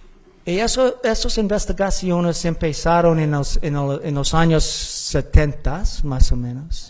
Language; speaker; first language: Spanish; non-native, learner; English